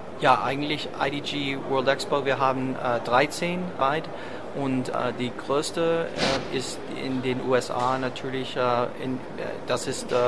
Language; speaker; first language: German; non-native, learner; English